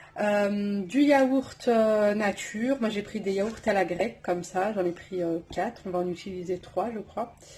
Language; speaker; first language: French; native; French